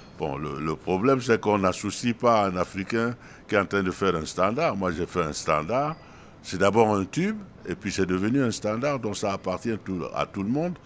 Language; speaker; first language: French; non-native, local second language; Duala